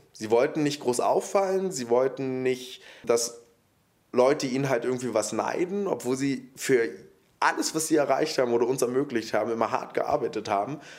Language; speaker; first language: German; early bilingual, other home language; Polish